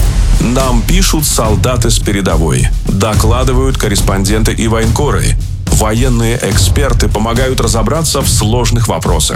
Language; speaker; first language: Russian; native; Russian